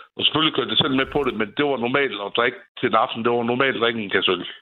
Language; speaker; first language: Danish; native; Danish